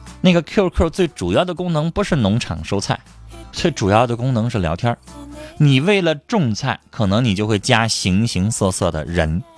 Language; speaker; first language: Chinese; native; Chinese